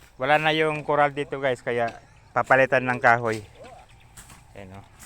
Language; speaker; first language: Filipino; non-native, local second language; Cebuano